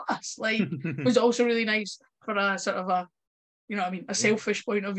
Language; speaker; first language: English; native; English